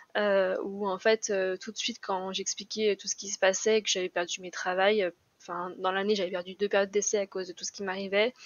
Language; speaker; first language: French; native; French